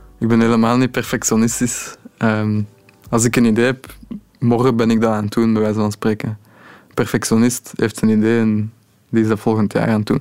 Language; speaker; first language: Dutch; native; Dutch